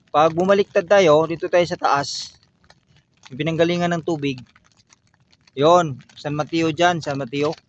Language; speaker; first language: Filipino; native; Filipino